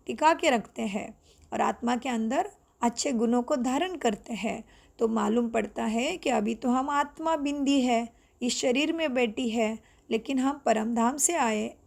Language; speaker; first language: Hindi; non-native, local second language; Marathi